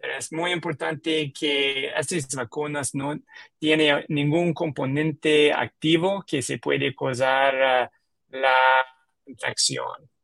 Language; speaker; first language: Spanish; non-native, learner; English